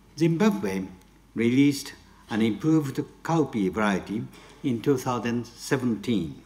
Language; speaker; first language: English; non-native, fluent; Japanese